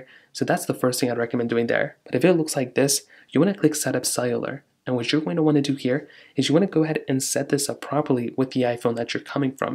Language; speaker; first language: English; native; English